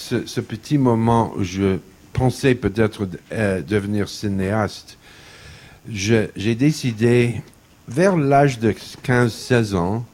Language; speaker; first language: French; non-native, fluent; English